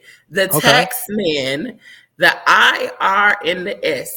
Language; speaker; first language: English; native; English